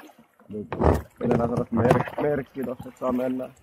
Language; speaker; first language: Finnish; native; Finnish